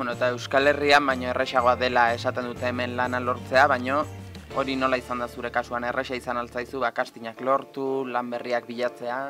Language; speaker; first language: Basque; native; Basque